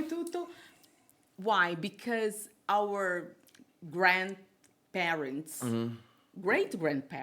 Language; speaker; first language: English; non-native, learner; Portuguese